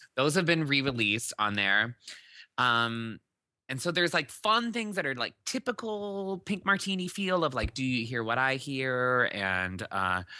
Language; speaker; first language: English; native; English